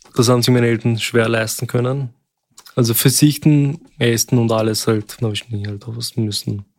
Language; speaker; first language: German; early bilingual, other home language; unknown